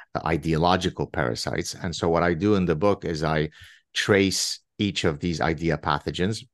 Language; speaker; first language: English; early bilingual, other home language; Arabic